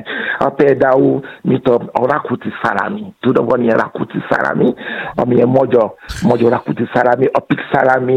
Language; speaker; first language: Hungarian; non-native, fluent; Yoruba